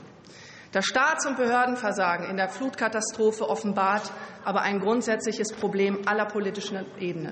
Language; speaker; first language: German; native; German